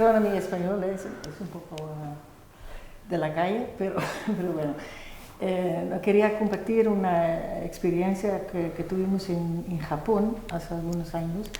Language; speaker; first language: Spanish; non-native, fluent; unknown